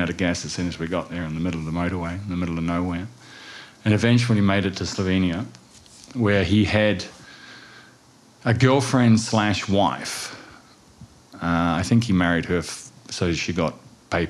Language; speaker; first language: English; native; English